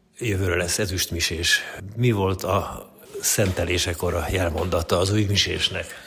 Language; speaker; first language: Hungarian; native; Hungarian